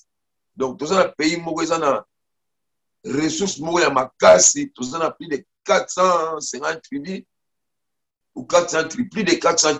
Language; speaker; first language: French; non-native, local second language; Lingala